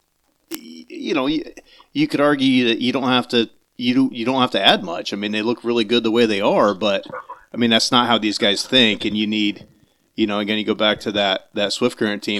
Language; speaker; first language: English; native; English